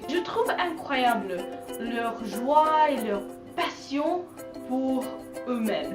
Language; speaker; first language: French; non-native, learner; English